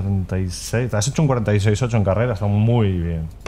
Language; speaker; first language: Spanish; native; Spanish